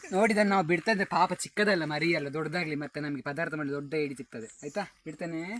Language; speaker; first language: Kannada; non-native, local second language; Konkani